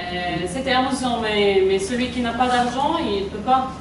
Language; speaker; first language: French; non-native, learner; Arabic